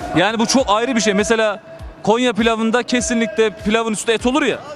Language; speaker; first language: Turkish; native; Turkish